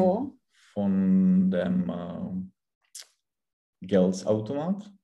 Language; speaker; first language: German; non-native, learner; Czech